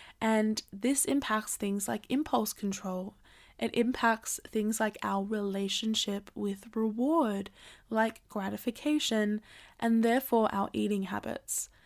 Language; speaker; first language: English; native; English